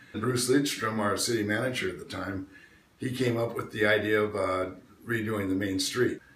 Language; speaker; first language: English; native; English